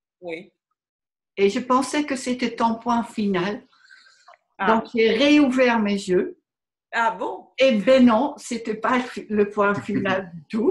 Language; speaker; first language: French; non-native, fluent; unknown